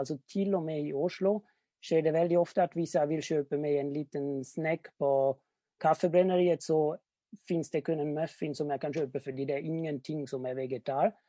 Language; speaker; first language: Norwegian; non-native, fluent; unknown